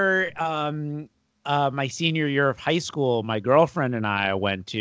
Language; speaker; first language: English; native; English